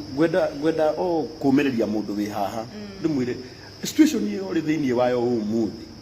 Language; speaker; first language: Kikuyu; native; Kikuyu